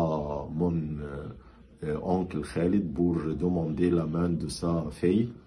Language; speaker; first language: French; non-native, fluent; Arabic